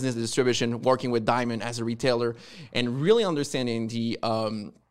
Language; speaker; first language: English; non-native, fluent; French